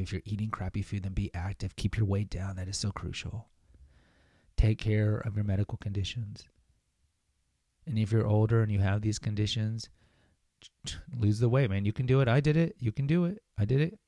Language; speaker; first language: English; native; English